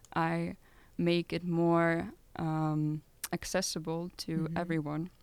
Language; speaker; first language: English; non-native, fluent; Lithuanian